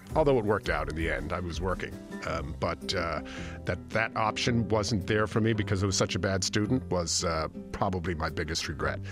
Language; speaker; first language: English; native; English